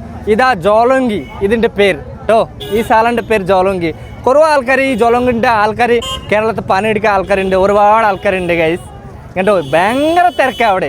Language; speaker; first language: Malayalam; non-native, learner; Bangla